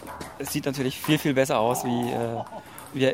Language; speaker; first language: German; native; German